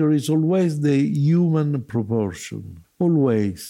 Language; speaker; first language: English; non-native, learner; Italian